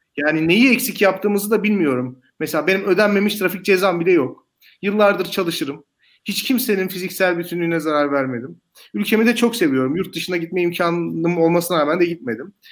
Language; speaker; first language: Turkish; native; Turkish